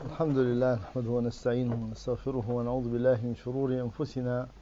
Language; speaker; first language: Arabic; native; Arabic